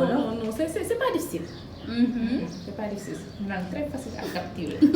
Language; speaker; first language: French; non-native, local second language; Wolof